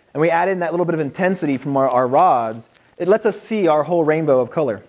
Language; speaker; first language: English; native; English